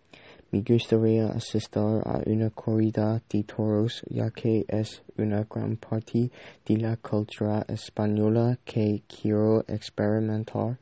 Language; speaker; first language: Spanish; non-native, learner; English